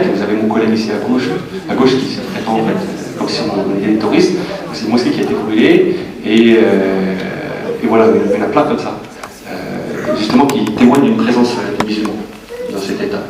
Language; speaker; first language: French; native; French